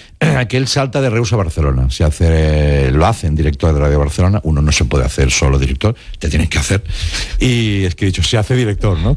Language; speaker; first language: Spanish; non-native, local second language; Catalan